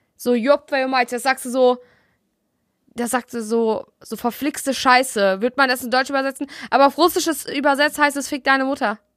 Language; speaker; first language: German; early bilingual, other home language; Russian